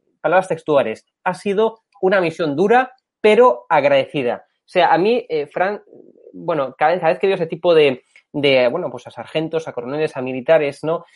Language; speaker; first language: Spanish; native; Spanish